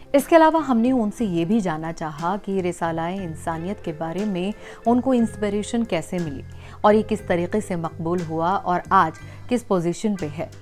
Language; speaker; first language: Urdu; native; Urdu